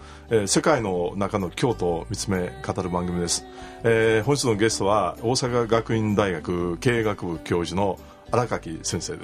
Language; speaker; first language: Japanese; native; Japanese